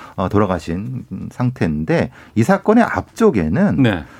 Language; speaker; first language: Korean; native; Korean